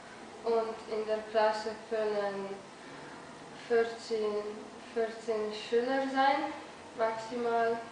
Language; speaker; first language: German; non-native, learner; Slovenian